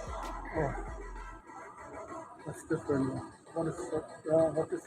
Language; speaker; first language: English; non-native, fluent; German